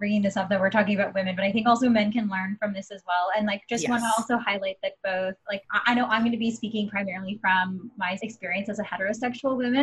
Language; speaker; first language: English; native; English